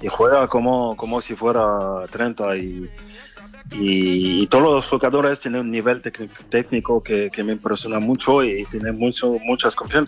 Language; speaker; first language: Spanish; non-native, fluent; French